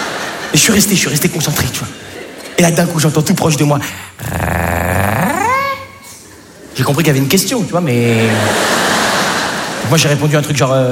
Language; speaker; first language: French; native; French